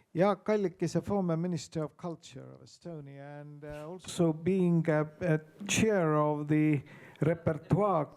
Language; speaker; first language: English; non-native, fluent; Estonian